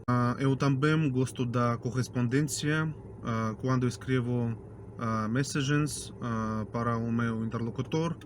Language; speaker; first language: Portuguese; non-native, fluent; Russian